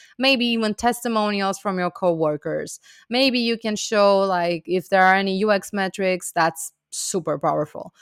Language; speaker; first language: English; non-native, fluent; Romanian